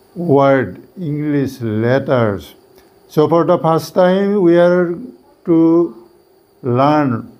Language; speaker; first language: English; non-native, local second language; Assamese